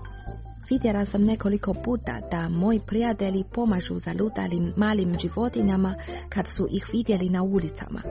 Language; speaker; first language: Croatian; non-native, fluent; Chinese